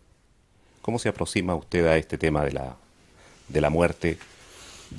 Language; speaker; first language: Spanish; native; Spanish